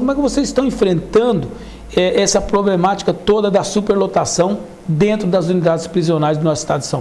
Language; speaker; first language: Portuguese; native; Portuguese